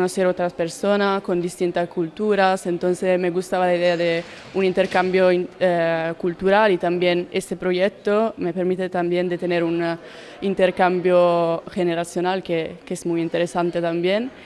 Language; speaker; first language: Spanish; non-native, learner; Italian